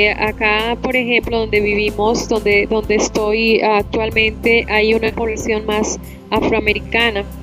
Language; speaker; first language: Spanish; native; Spanish